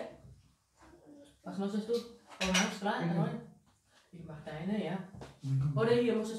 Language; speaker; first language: German; non-native, learner; Indonesian